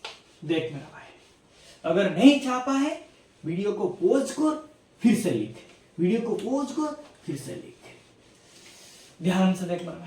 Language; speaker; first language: Hindi; non-native, local second language; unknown